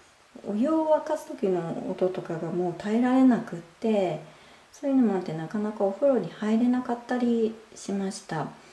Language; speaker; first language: Japanese; native; Japanese